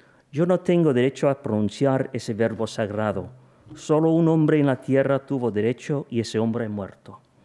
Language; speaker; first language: Spanish; non-native, fluent; English